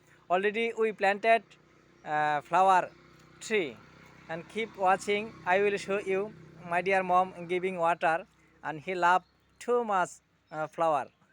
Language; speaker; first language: English; non-native, local second language; Bangla